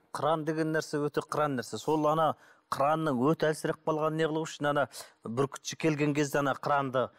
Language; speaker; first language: Kazakh; native; Kazakh